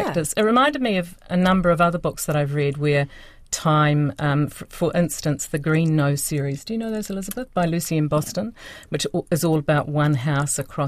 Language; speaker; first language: English; native; English